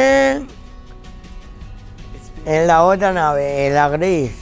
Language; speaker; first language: Catalan; non-native, local second language; Spanish